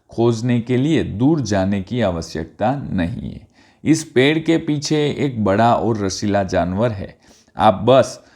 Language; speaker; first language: Hindi; non-native, local second language; Gujarati